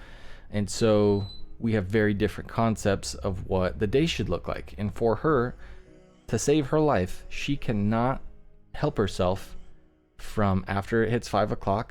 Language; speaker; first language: English; native; English